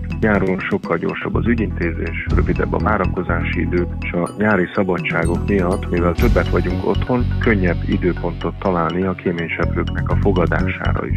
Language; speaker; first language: Hungarian; native; Hungarian